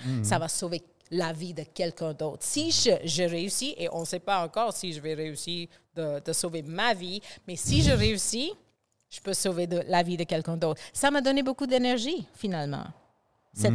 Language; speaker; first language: French; non-native, fluent; English